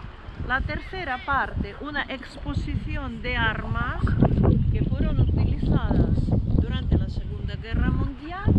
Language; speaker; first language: Spanish; non-native, fluent; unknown